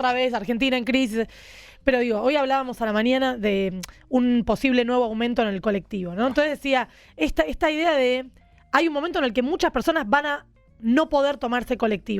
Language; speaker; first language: Spanish; native; Spanish